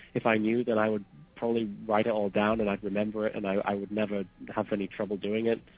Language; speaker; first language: English; native; English